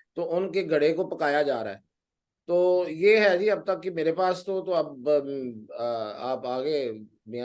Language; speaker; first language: Urdu; non-native, local second language; Punjabi